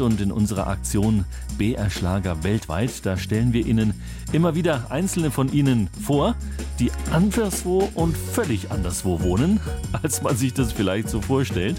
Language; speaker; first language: German; native; German